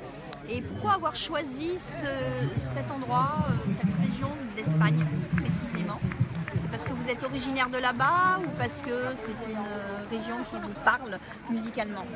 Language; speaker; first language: French; native; French